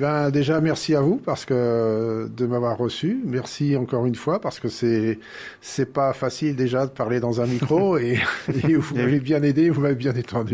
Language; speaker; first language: French; native; French